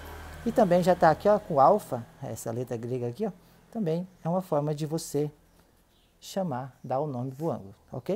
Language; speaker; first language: Portuguese; native; Portuguese